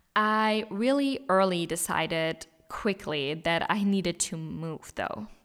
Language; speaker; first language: English; non-native, fluent; German